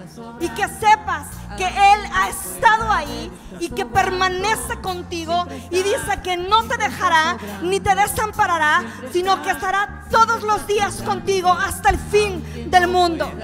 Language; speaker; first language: Spanish; native; Spanish